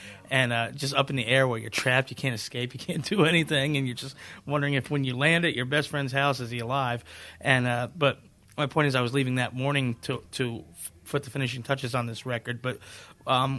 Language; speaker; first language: English; native; English